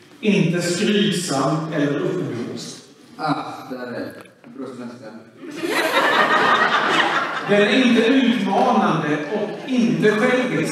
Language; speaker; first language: Swedish; non-native, fluent; Swahili